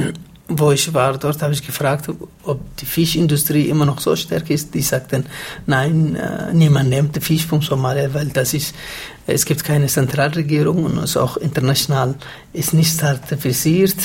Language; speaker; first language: German; non-native, fluent; Somali